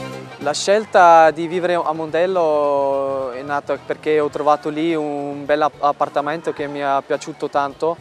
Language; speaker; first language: Italian; non-native, fluent; German